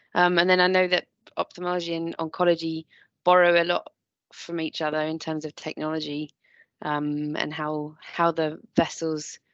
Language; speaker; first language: English; native; English